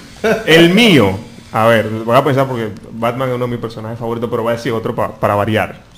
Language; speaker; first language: Spanish; native; Spanish